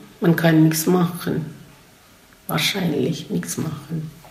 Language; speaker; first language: German; non-native, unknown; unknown